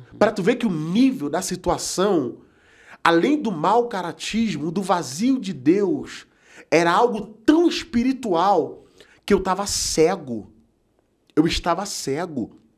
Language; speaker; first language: Portuguese; native; Portuguese